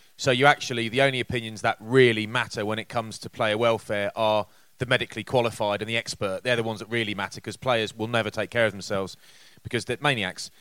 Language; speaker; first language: English; native; English